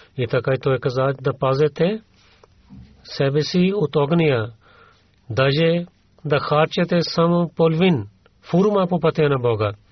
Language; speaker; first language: Bulgarian; non-native, learner; Urdu